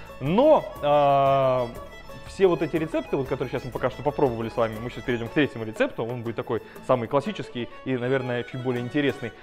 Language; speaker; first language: Russian; native; Russian